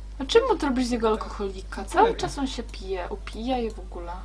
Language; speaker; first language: Polish; native; Polish